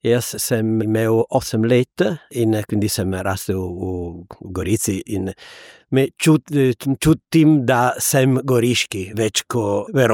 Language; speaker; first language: Slovenian; non-native, learner; Italian